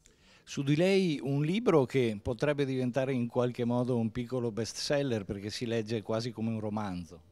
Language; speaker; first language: Italian; native; Italian